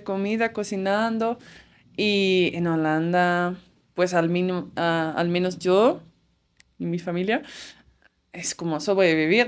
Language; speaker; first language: Spanish; non-native, fluent; Dutch